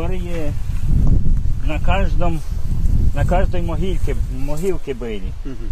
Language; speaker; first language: Russian; non-native, local second language; Ukrainian